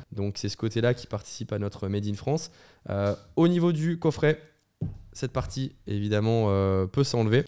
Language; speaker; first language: French; native; French